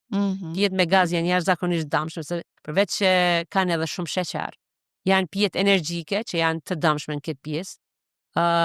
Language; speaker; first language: Albanian; native; Albanian